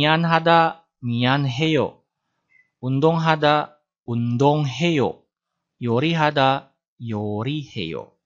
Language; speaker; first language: Korean; non-native, fluent; Indonesian